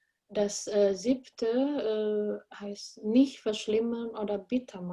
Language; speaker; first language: German; non-native, fluent; Indonesian